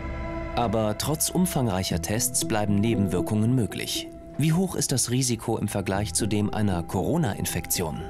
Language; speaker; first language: German; native; German